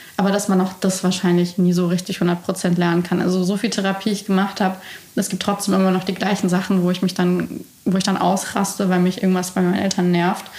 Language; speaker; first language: German; native; German